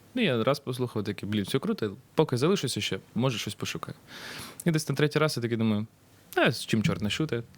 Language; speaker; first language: Ukrainian; non-native, local second language; Russian